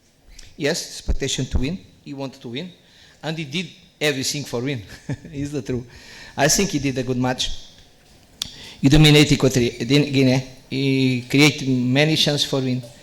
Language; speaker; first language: English; non-native, learner; Portuguese